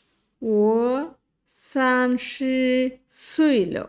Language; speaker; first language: Chinese; non-native, learner; Bangla